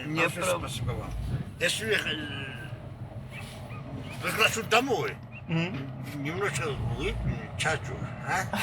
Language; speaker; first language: Russian; non-native, learner; Georgian